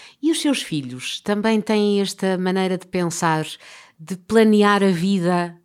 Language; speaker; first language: Portuguese; native; Portuguese